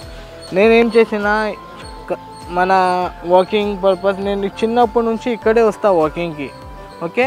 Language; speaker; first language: Telugu; non-native, local second language; Urdu